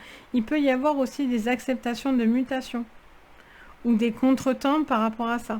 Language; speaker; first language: French; native; French